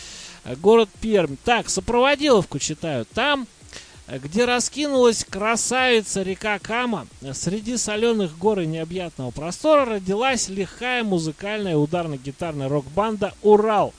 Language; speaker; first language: Russian; native; Russian